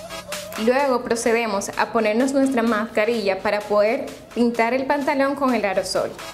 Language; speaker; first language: Spanish; native; Spanish